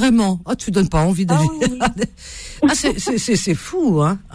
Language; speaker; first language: French; native; French